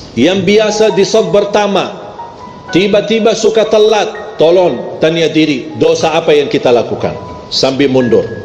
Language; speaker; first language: Malay; non-native, fluent; Arabic